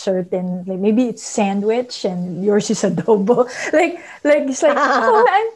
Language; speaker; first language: English; non-native, local second language; Filipino